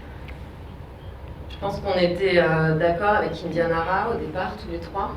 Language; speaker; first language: French; native; French